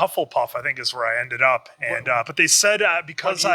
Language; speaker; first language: English; native; English